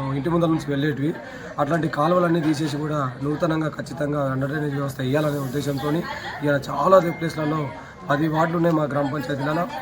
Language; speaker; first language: Telugu; native; Telugu